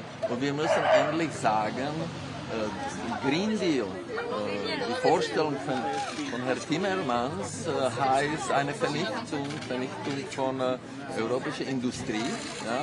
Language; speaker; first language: German; non-native, fluent; Czech